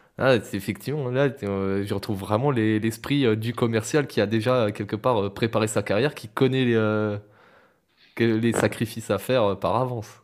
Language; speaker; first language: French; native; French